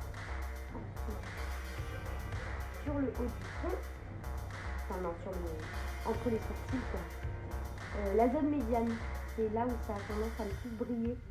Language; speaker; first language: French; native; French